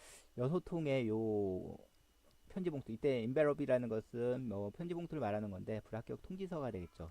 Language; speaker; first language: Korean; native; Korean